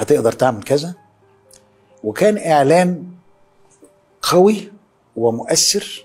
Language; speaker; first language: Arabic; native; Arabic